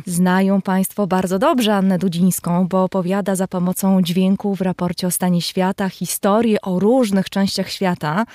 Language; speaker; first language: Polish; native; Polish